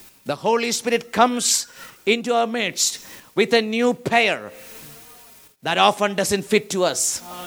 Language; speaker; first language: English; non-native, local second language; Malayalam